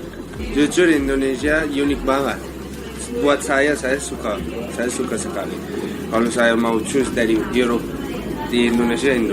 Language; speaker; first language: Indonesian; non-native, learner; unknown